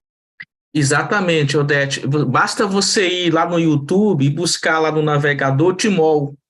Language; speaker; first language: Portuguese; native; Portuguese